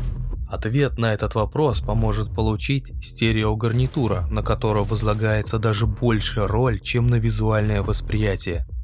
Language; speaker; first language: Russian; native; Russian